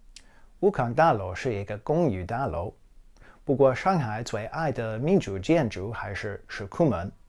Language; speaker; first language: Chinese; non-native, fluent; English